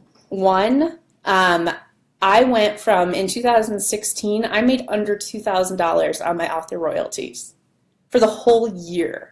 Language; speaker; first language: English; native; English